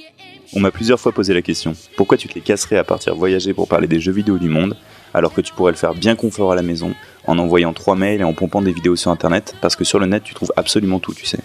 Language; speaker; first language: French; native; French